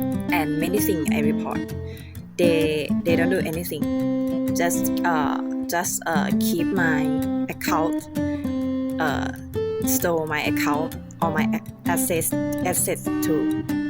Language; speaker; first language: English; non-native, learner; Thai